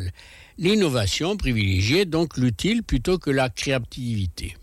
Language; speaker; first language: French; native; French